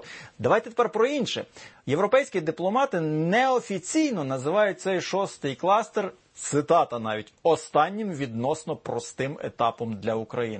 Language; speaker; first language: Ukrainian; native; Ukrainian